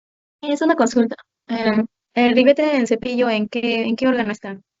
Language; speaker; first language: Spanish; native; Spanish